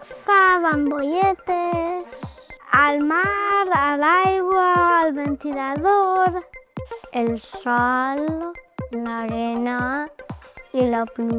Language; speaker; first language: Catalan; non-native, local second language; Spanish